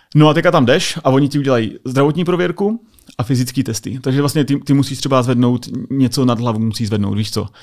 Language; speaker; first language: Czech; native; Czech